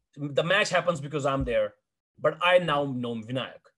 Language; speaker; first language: English; non-native, local second language; Hindi